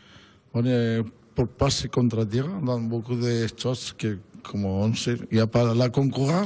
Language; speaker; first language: French; non-native, fluent; Spanish